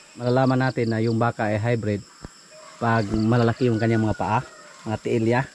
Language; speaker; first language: Filipino; non-native, local second language; Cebuano